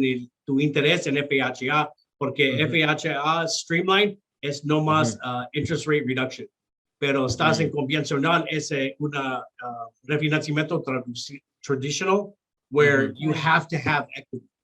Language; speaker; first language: Spanish; non-native, local second language; English